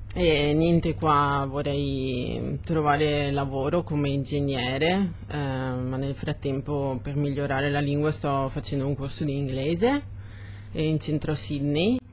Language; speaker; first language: Italian; native; Italian